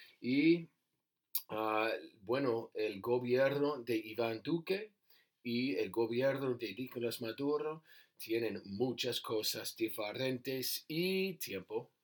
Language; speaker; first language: Spanish; non-native, learner; English